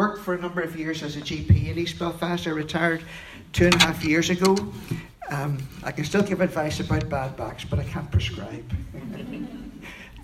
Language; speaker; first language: English; native; English